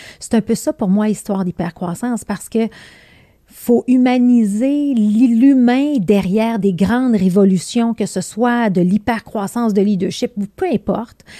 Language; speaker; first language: French; native; French